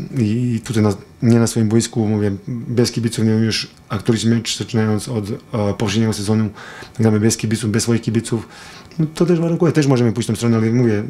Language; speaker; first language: Polish; non-native, fluent; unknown